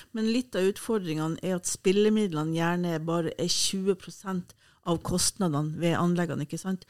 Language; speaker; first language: Norwegian; native; Norwegian